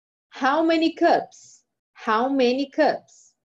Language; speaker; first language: English; non-native, fluent; Portuguese